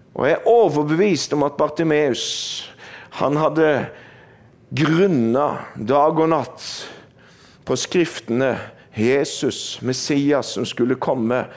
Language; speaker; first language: Norwegian; native; Norwegian